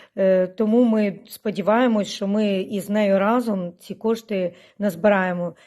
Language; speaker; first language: Ukrainian; non-native, local second language; Russian